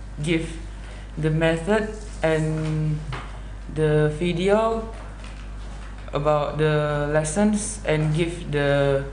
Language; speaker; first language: English; non-native, learner; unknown